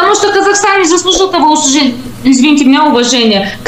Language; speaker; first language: Russian; native; Russian